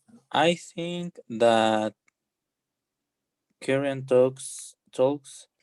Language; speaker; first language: English; non-native, learner; Spanish